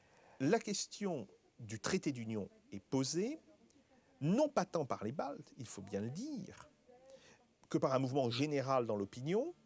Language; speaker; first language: French; native; French